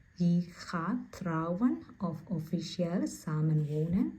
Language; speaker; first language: Dutch; non-native, learner; Burmese